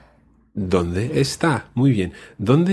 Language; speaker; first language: Spanish; non-native, fluent; English